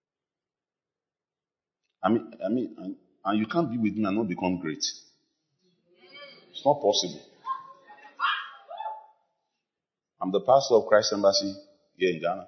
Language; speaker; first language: English; non-native, local second language; Yoruba